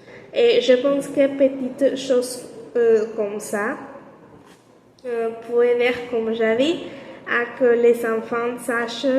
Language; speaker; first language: French; non-native, learner; Spanish